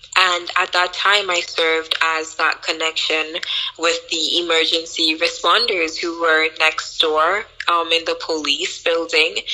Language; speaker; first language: English; native; English